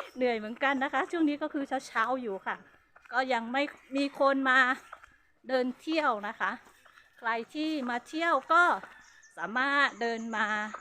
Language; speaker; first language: Thai; non-native, local second language; Hmong